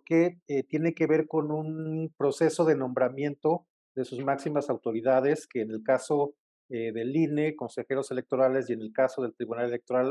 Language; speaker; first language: Spanish; native; Spanish